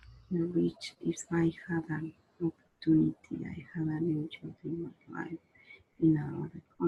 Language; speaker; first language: English; non-native, learner; Spanish